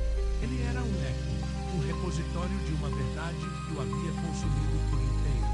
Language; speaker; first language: Portuguese; native; Portuguese